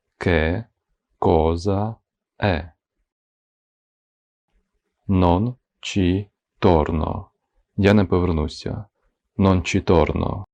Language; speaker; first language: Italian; non-native, fluent; Ukrainian